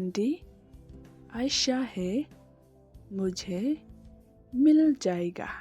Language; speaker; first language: Hindi; non-native, local second language; Khasi